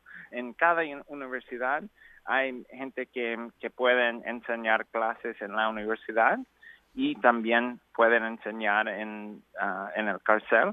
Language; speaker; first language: Spanish; non-native, learner; English